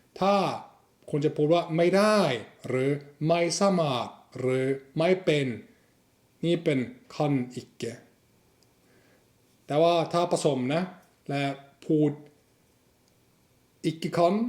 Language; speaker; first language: Thai; non-native, fluent; Norwegian